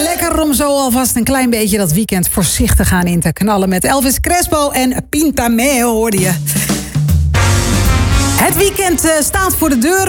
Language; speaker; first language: Dutch; native; Dutch